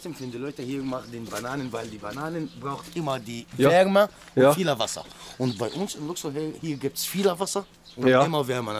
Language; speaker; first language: German; non-native, learner; Arabic